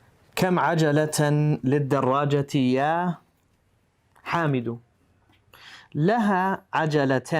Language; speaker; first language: Arabic; non-native, fluent; English